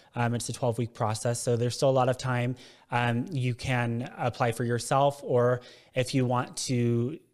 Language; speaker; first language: English; native; English